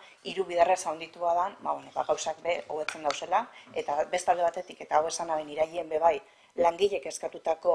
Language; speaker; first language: Basque; native; Basque